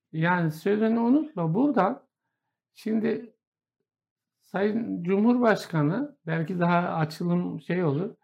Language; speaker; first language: Turkish; native; Turkish